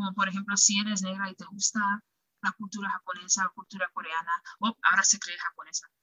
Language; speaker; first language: Spanish; early bilingual, heritage; Spanish